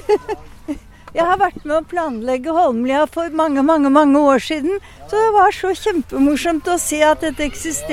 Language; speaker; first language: Norwegian; native; Norwegian